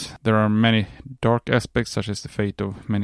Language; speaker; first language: English; non-native, fluent; Swedish